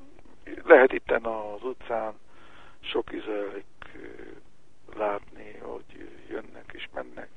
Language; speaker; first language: Hungarian; early bilingual, heritage; Hebrew